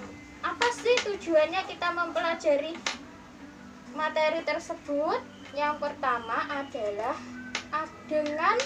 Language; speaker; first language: Indonesian; native; Indonesian